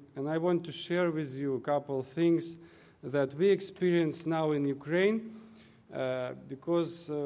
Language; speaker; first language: English; non-native, fluent; Russian